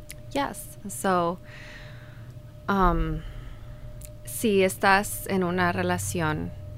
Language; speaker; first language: Spanish; early bilingual, heritage; Spanish